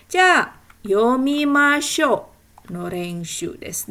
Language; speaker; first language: Japanese; non-native, fluent; Indonesian